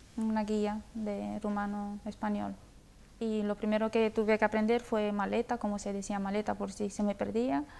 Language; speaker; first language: Spanish; non-native, fluent; Romanian